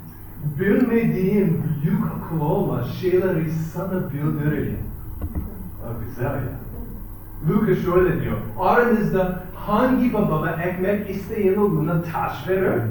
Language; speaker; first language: Turkish; non-native, fluent; English